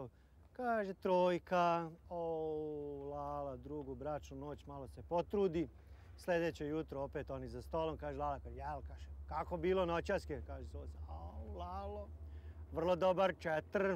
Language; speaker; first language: Croatian; native; Croatian